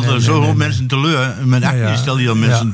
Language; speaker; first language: Dutch; native; Dutch